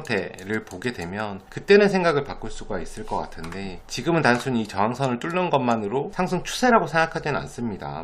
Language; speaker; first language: Korean; native; Korean